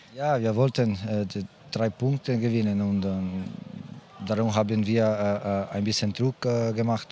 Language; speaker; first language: German; non-native, learner; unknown